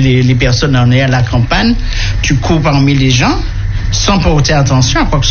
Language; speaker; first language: French; native; French